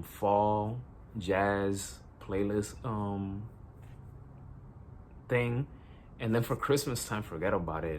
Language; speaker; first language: English; native; English